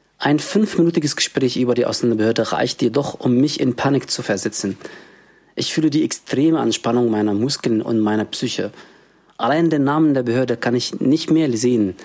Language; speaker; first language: German; non-native, fluent; Arabic